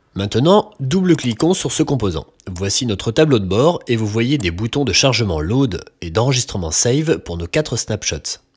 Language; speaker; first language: French; native; French